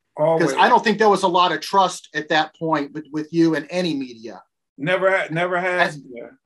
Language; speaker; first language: English; native; English